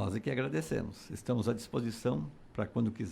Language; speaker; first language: Portuguese; native; Portuguese